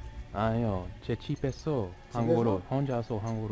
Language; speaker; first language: Korean; non-native, learner; English